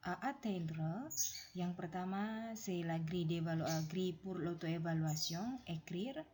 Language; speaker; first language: French; non-native, fluent; Indonesian